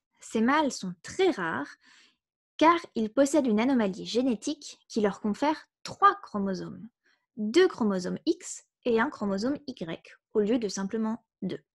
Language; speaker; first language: French; native; French